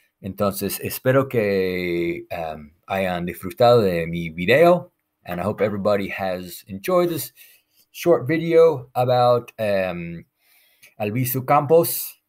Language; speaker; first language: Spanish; non-native, fluent; English